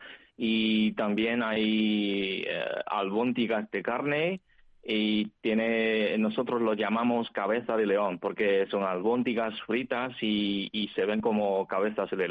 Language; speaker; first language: Spanish; non-native, fluent; Chinese